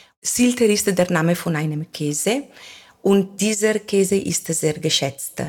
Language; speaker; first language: German; non-native, fluent; Italian